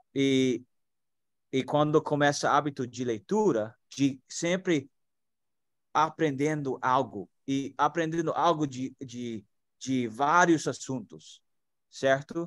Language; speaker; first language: Portuguese; non-native, fluent; English